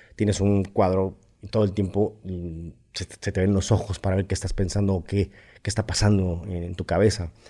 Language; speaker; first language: Spanish; native; Spanish